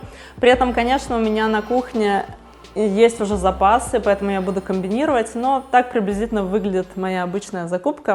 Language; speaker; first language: Russian; native; Russian